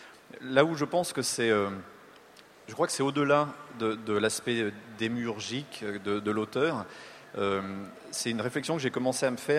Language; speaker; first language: French; native; French